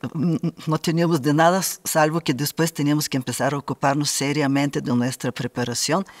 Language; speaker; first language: Spanish; non-native, fluent; Bulgarian